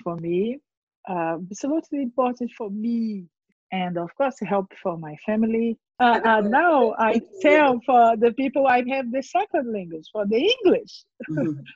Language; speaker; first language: English; non-native, learner; Portuguese